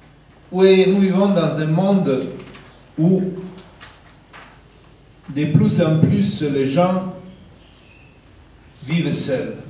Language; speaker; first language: French; non-native, fluent; Italian